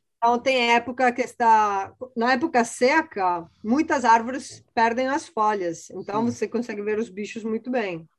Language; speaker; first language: Portuguese; non-native, fluent; Italian